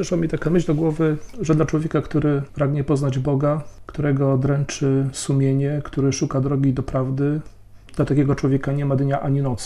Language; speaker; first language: Polish; native; Polish